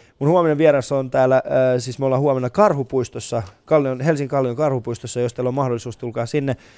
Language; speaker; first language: Finnish; non-native, fluent; Persian